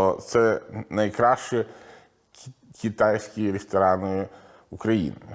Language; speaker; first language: Ukrainian; non-native, learner; Italian